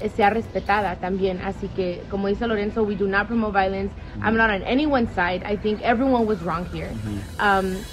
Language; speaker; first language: Spanish; early bilingual, heritage; Spanish